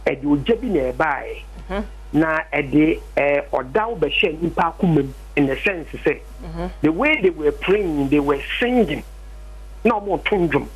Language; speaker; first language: English; non-native, learner; Akan